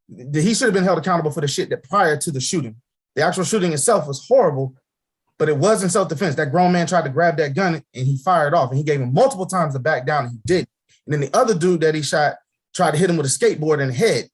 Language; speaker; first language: English; native; English